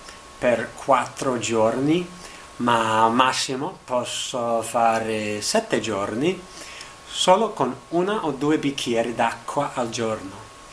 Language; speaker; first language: Italian; non-native, learner; English